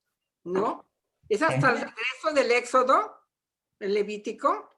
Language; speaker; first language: Spanish; native; Spanish